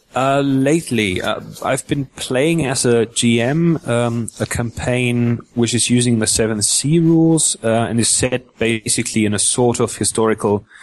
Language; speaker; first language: English; non-native, fluent; German